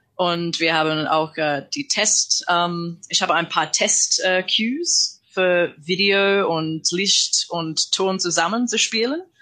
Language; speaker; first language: German; non-native, learner; English